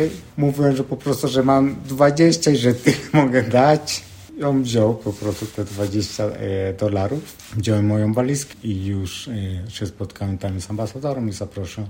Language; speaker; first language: Polish; non-native, fluent; Spanish